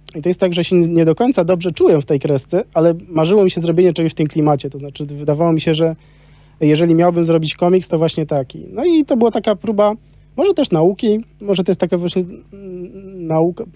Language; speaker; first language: Polish; native; Polish